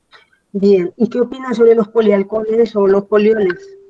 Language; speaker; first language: Spanish; native; Spanish